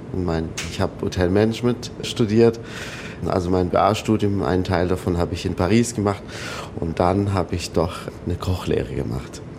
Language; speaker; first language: German; non-native, fluent; Arabic